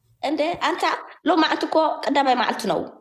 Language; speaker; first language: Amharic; non-native, learner; Tigrinya